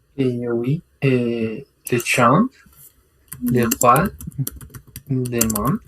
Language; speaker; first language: French; non-native, learner; Spanish